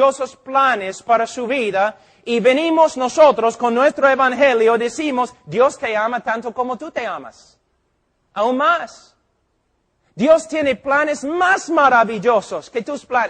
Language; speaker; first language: Spanish; non-native, fluent; English